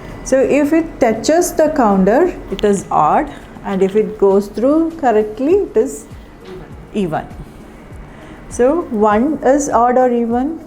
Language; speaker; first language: English; non-native, local second language; Malayalam